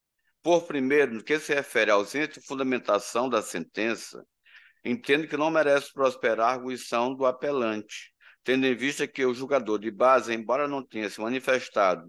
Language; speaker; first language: Portuguese; native; Portuguese